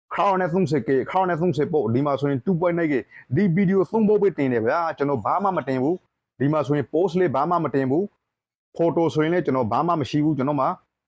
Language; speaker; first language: Burmese; non-native, local second language; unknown